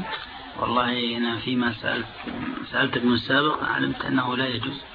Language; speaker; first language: Arabic; native; Arabic